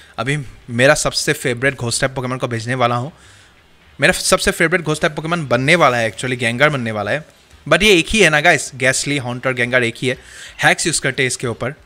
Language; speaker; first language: Hindi; native; Hindi